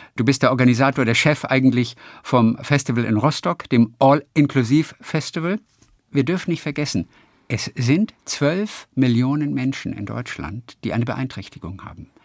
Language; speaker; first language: German; native; German